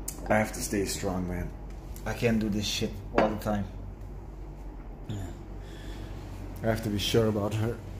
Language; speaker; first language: English; non-native, fluent; Dutch